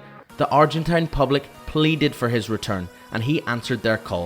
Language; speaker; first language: English; native; English